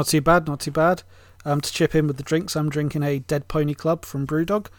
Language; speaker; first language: English; native; English